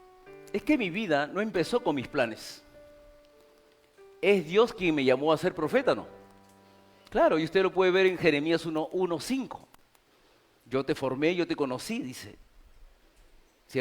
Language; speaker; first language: Spanish; native; Spanish